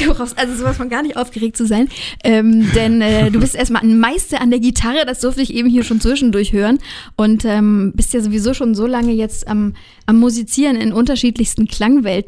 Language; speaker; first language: German; native; German